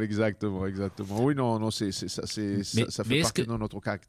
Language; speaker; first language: French; early bilingual, other home language; Spanish